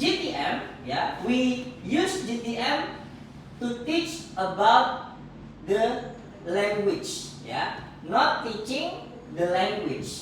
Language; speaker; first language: English; non-native, fluent; Indonesian